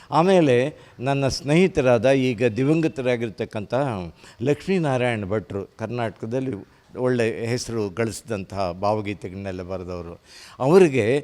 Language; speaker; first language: Kannada; native; Kannada